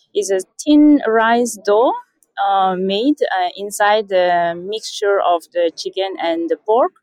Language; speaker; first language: English; non-native, fluent; Russian